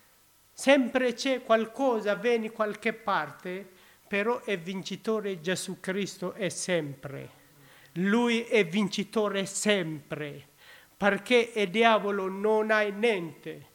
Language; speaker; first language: Italian; non-native, learner; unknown